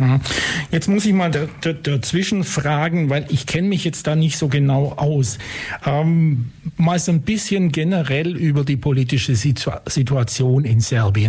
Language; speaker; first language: German; native; German